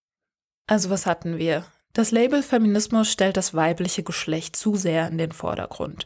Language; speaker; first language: German; native; German